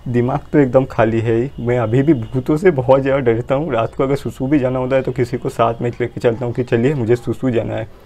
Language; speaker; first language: Hindi; non-native, local second language; Bangla